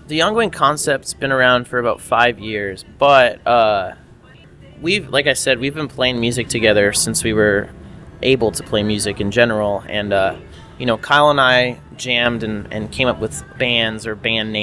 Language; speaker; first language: English; native; English